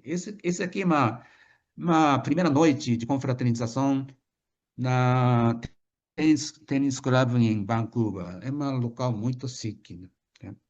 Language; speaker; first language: Portuguese; non-native, fluent; Japanese